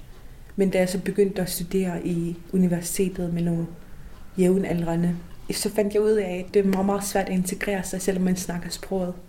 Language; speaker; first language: Danish; non-native, local second language; Kalaallisut